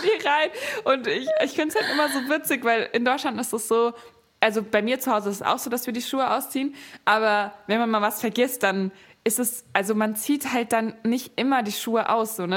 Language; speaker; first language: German; native; German